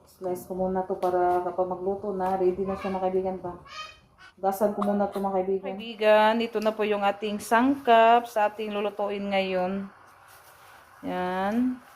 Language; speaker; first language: Filipino; non-native, local second language; Cebuano